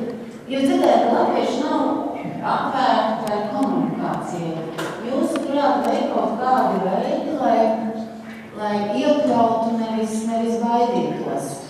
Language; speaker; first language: Latvian; native; Latvian